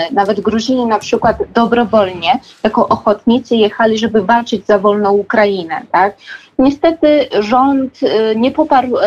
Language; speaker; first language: Polish; non-native, fluent; Georgian